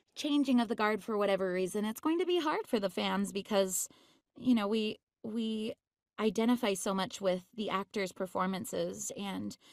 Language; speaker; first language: English; native; English